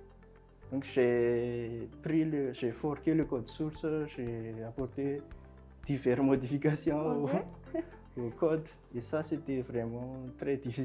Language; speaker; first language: French; non-native, local second language; Malagasy